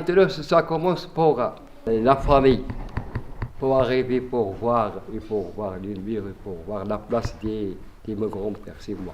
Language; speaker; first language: French; non-native, learner; Arabic